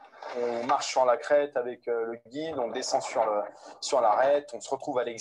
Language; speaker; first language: French; native; French